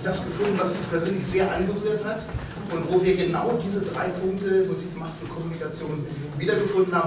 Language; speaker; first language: German; native; German